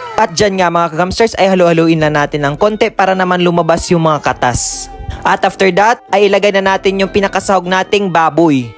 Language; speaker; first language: Filipino; non-native, local second language; Hiligaynon